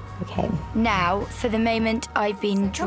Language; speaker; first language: English; native; English